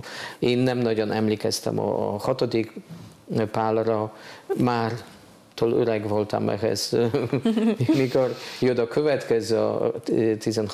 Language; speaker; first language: Hungarian; non-native, fluent; Polish